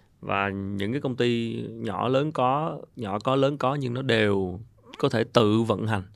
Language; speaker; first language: Vietnamese; native; Vietnamese